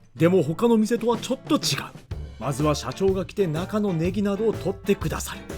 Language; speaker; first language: Japanese; native; Japanese